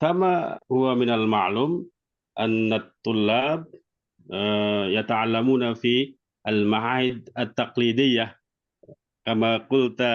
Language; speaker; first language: Arabic; non-native, fluent; Indonesian